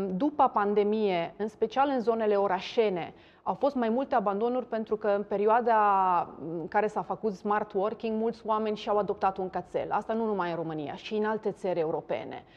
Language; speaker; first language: Romanian; non-native, fluent; Italian